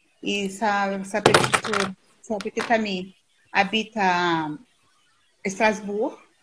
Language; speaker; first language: French; non-native, learner; Portuguese